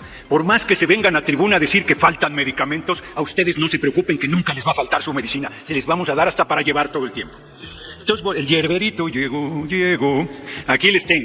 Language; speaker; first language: Spanish; native; Spanish